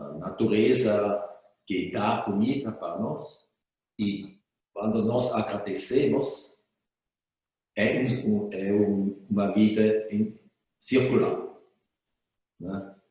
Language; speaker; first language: Portuguese; non-native, fluent; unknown